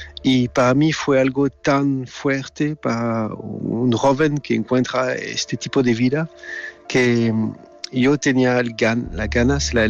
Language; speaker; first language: Spanish; non-native, fluent; French